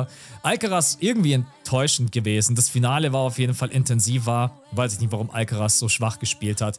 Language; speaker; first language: German; native; German